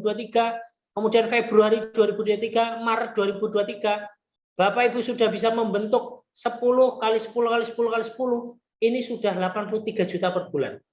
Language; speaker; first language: Indonesian; non-native, local second language; Javanese